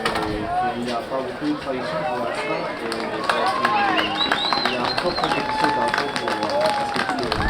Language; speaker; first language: French; non-native, fluent; English